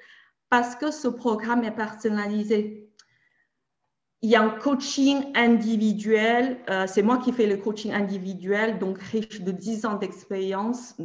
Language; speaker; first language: French; native; French